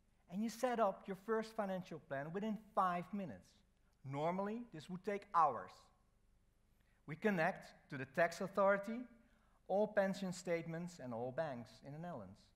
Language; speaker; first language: English; non-native, fluent; Dutch